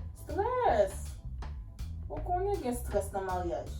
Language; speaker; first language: French; non-native, local second language; Haitian Creole